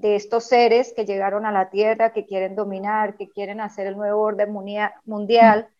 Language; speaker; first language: Spanish; native; Spanish